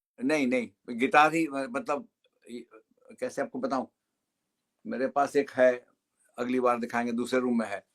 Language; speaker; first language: Hindi; native; Hindi